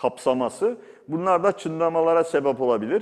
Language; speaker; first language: Turkish; native; Turkish